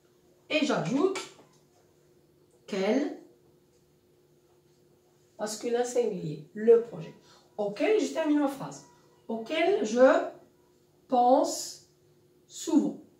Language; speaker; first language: French; non-native, local second language; Arabic